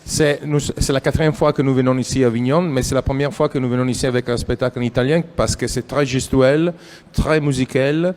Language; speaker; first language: French; non-native, fluent; Italian